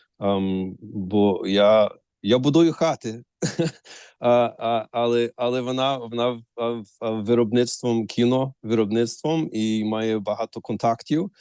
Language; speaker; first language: Ukrainian; early bilingual, heritage; Ukrainian